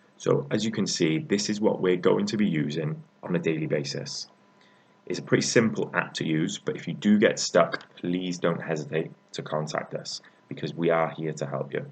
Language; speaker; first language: English; native; English